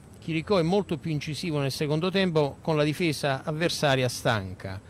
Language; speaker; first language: Italian; native; Italian